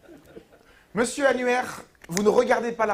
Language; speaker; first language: French; native; French